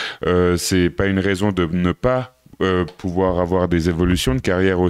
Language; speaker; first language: French; native; French